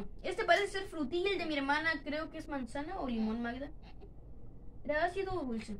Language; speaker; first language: Spanish; native; Spanish